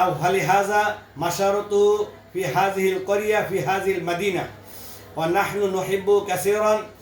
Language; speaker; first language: Arabic; non-native, learner; Bangla